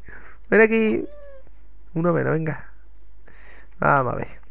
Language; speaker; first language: Spanish; native; Spanish